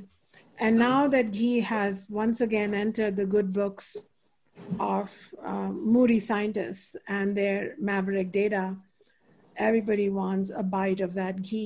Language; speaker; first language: English; non-native, local second language; Hindi